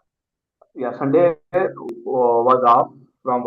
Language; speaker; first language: English; non-native, learner; Urdu